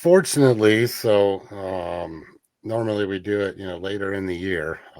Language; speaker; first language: English; native; English